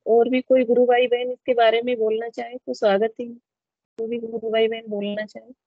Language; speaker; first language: Hindi; native; Hindi